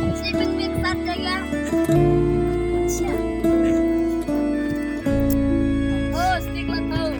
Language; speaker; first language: Hindi; non-native, local second language; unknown